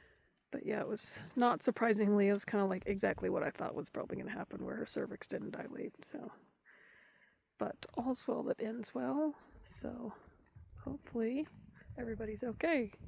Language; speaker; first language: English; native; English